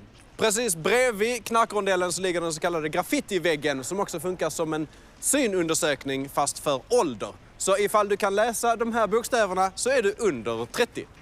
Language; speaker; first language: Swedish; native; Swedish